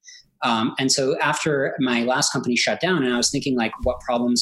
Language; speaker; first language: English; early bilingual, other home language; Hebrew